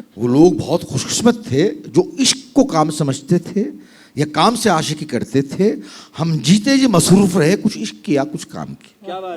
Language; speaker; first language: Hindi; native; Hindi